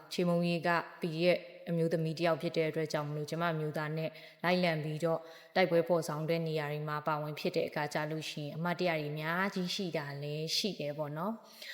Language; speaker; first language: Burmese; non-native, local second language; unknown